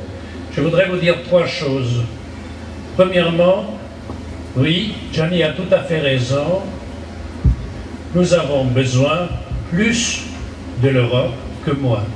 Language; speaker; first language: French; non-native, fluent; German